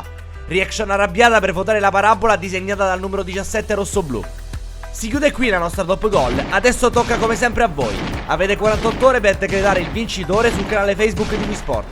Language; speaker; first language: Italian; native; Italian